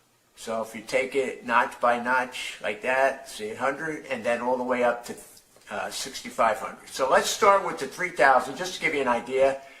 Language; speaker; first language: English; native; English